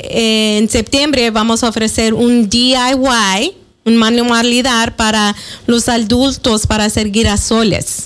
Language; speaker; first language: Spanish; non-native, fluent; English